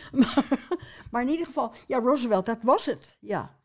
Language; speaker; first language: Dutch; non-native, fluent; English